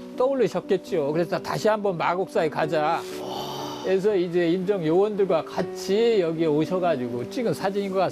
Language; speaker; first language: Korean; native; Korean